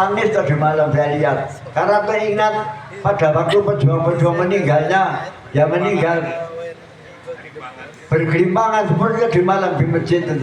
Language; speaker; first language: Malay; non-native, local second language; Javanese